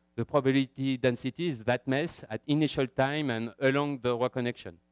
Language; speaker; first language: English; non-native, fluent; French